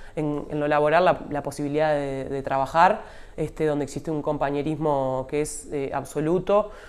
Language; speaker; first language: Spanish; native; Spanish